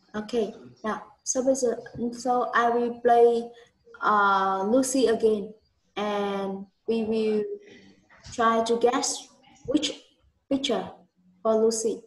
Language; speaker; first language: English; non-native, learner; Vietnamese